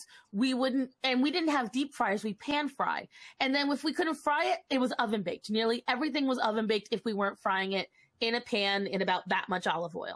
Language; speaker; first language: English; native; English